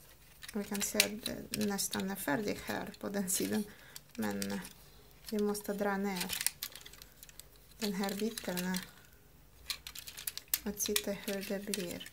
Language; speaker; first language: Swedish; non-native, learner; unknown